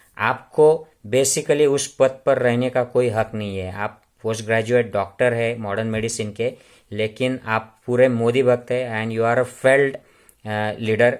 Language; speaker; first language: Hindi; non-native, local second language; Marathi